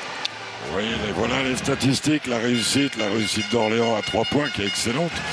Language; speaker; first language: French; native; French